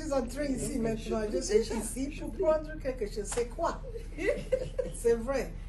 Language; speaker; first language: French; non-native, fluent; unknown